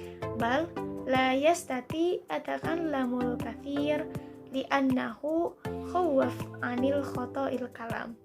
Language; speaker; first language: Arabic; non-native, learner; Indonesian